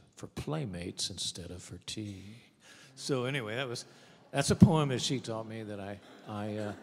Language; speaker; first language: English; native; English